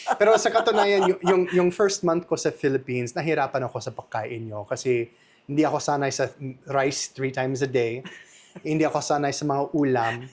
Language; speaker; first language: Filipino; non-native, fluent; English